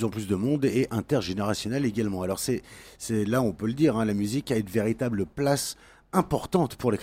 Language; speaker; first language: French; native; French